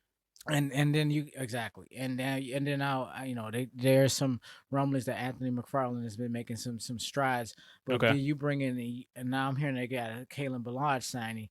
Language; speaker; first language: English; native; English